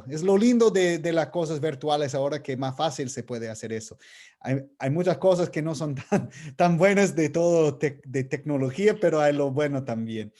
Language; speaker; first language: Spanish; non-native, fluent; English